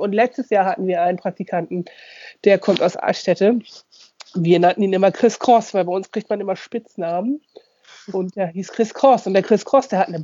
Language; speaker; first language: German; native; German